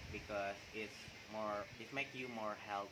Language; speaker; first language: English; non-native, learner; Indonesian